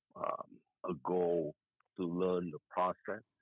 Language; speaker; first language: English; non-native, fluent; Vietnamese